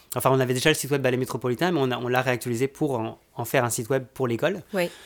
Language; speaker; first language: French; native; French